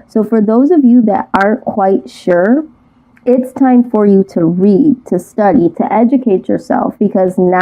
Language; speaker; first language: English; native; English